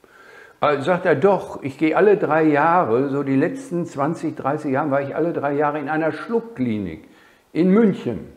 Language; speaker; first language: German; native; German